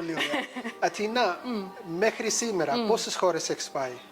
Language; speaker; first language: Greek; non-native, learner; Punjabi